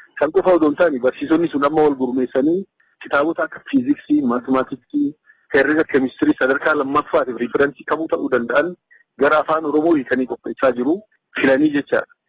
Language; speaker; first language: Oromo; native; Oromo